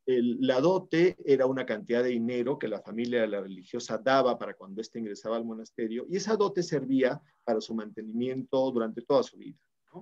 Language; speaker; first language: Spanish; native; Spanish